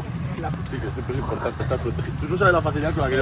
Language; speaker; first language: Spanish; native; Spanish